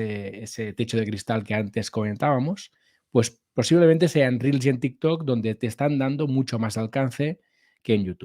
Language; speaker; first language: Spanish; native; Spanish